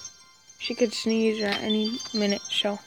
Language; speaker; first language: English; native; English